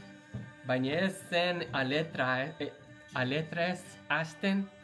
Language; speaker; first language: Basque; non-native, learner; English